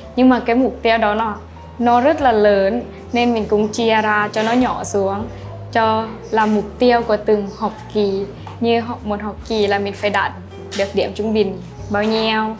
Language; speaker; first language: Vietnamese; non-native, learner; Lao